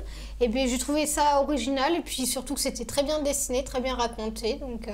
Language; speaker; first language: French; native; French